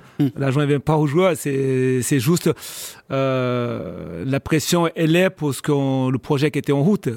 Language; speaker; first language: French; non-native, fluent; Portuguese